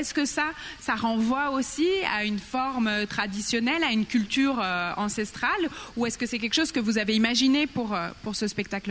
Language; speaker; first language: French; native; French